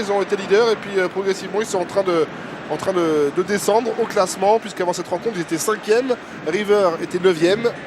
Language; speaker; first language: French; native; French